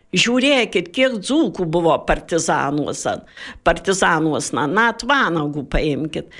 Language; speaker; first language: Lithuanian; native; Lithuanian